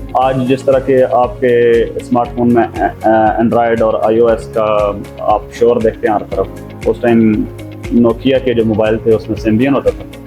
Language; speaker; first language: Urdu; non-native, local second language; Punjabi